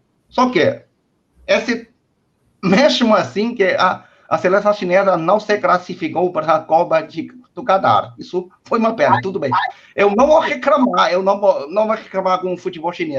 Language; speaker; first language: Portuguese; non-native, fluent; Chinese